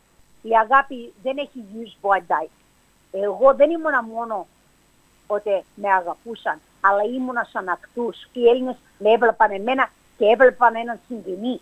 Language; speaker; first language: Greek; early bilingual, heritage; English